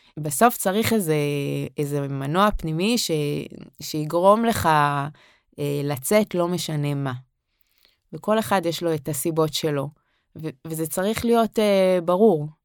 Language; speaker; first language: Hebrew; native; Hebrew